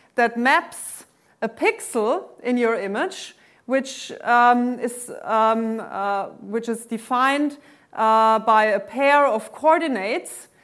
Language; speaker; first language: English; non-native, fluent; German